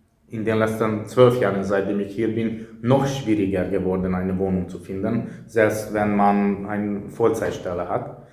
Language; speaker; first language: German; non-native, fluent; Hungarian